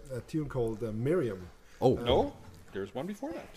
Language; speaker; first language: English; non-native, fluent; German